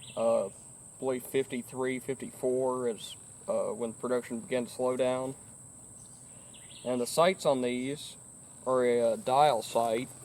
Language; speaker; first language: English; native; English